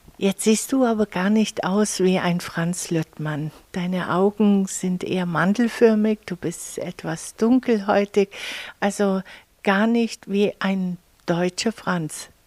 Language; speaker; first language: German; native; German